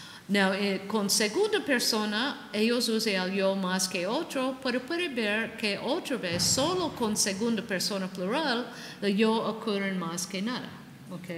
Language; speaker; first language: Spanish; non-native, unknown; English